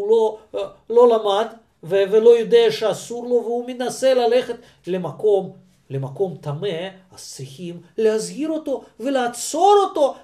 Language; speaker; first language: Hebrew; non-native, fluent; Russian